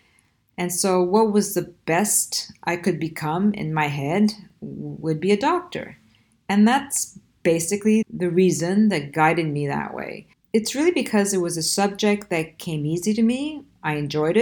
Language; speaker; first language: English; early bilingual, other home language; Italian